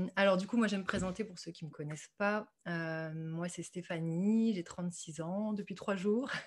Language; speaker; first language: French; native; French